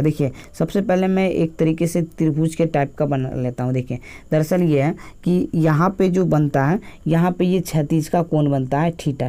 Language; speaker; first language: Hindi; native; Hindi